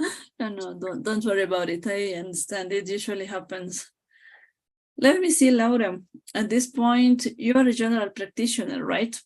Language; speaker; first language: English; non-native, fluent; Spanish